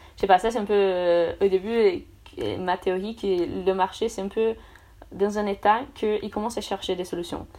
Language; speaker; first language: French; non-native, fluent; Portuguese